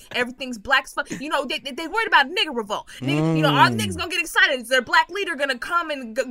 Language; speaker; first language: English; native; English